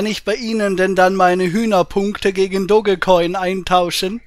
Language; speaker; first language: German; native; German